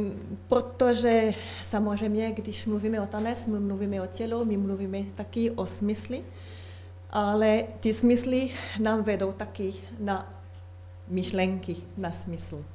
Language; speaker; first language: Czech; non-native, learner; French